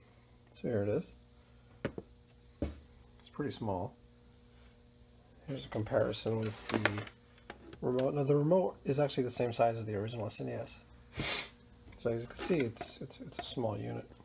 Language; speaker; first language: English; native; English